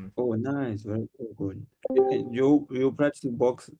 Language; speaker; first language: English; non-native, learner; Portuguese